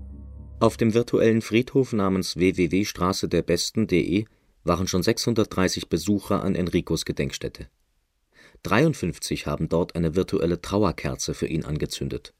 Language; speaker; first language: German; native; German